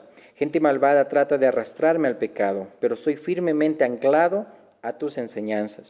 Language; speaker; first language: Spanish; native; Spanish